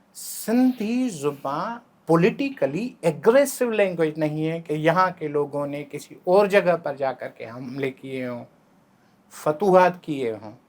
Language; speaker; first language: Urdu; non-native, local second language; Sindhi